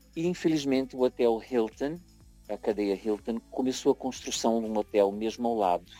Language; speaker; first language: Portuguese; early bilingual, heritage; Portuguese